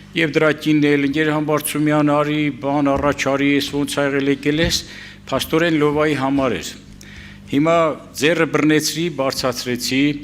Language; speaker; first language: Armenian; native; Armenian